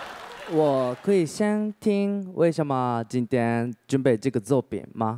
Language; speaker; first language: Chinese; non-native, learner; Japanese